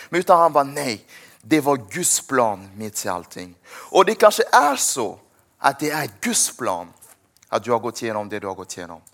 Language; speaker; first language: Swedish; early bilingual, other home language; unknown